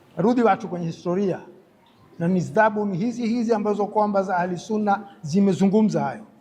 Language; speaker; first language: Swahili; native; Swahili